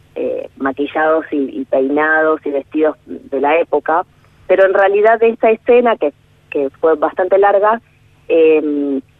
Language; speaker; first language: Spanish; native; Spanish